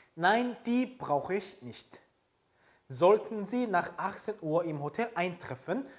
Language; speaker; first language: German; non-native, fluent; Korean